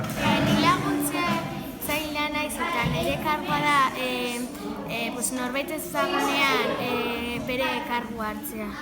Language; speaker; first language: Basque; non-native, local second language; Spanish